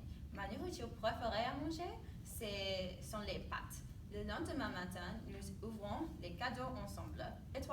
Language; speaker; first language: French; non-native, learner; English